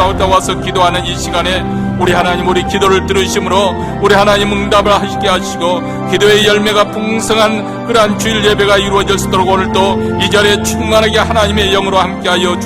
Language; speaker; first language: Korean; native; Korean